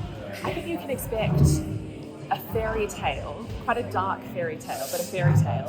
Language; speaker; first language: English; native; English